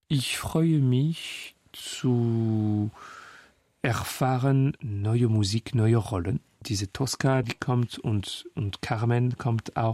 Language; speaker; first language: German; non-native, fluent; French